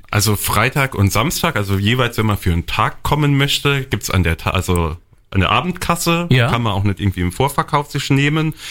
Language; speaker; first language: German; native; German